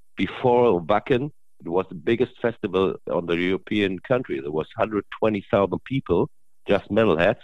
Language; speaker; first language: English; non-native, learner; German